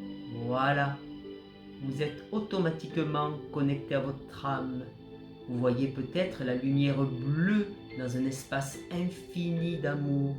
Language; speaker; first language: French; native; French